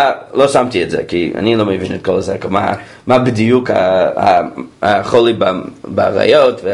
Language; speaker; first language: Hebrew; non-native, fluent; English